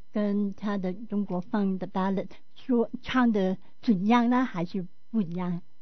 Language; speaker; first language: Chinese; native; Chinese